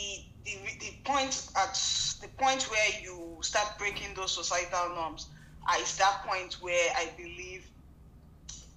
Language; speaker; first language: English; non-native, local second language; Yoruba